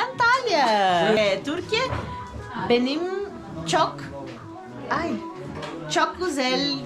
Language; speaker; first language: Turkish; non-native, learner; Portuguese